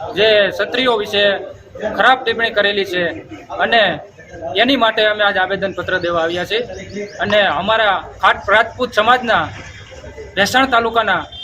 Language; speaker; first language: Gujarati; native; Gujarati